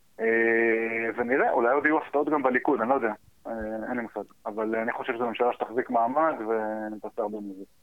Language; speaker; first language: Hebrew; early bilingual, heritage; Hebrew